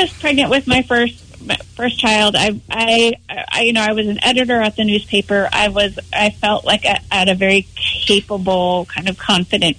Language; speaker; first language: English; native; English